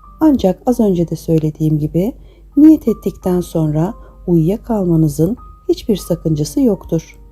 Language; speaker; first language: Turkish; native; Turkish